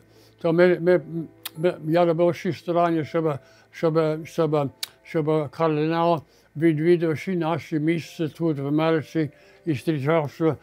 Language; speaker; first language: Ukrainian; early bilingual, heritage; Ukrainian